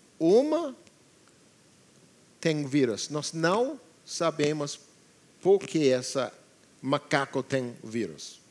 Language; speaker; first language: Portuguese; non-native, learner; English